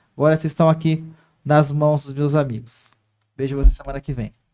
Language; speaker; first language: Portuguese; native; Portuguese